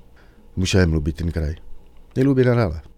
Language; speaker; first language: Polish; early bilingual, heritage; Czech